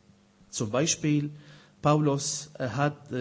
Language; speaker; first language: German; non-native, fluent; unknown